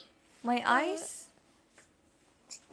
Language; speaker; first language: Korean; non-native, learner; Cebuano